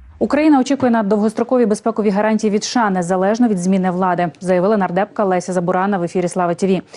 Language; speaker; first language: Ukrainian; native; Ukrainian